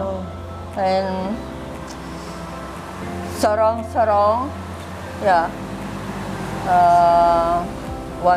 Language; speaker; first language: English; non-native, learner; Thai